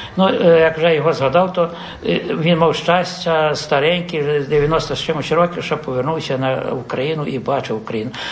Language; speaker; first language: Ukrainian; early bilingual, heritage; Ukrainian